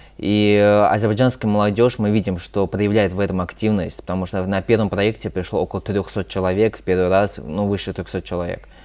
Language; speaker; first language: Russian; early bilingual, other home language; Azerbaijani